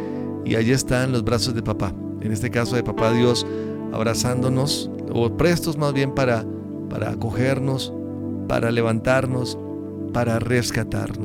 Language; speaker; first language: Spanish; native; Spanish